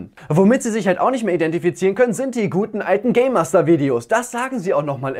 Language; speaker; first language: German; native; German